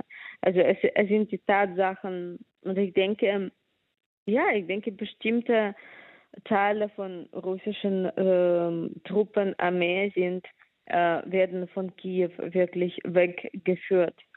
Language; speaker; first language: German; non-native, fluent; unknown